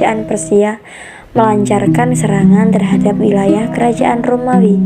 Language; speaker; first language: Indonesian; native; Indonesian